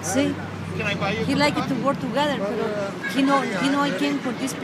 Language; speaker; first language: English; non-native, learner; Spanish